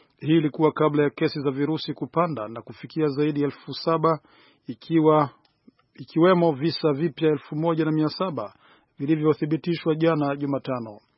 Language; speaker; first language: Swahili; non-native, local second language; Rundi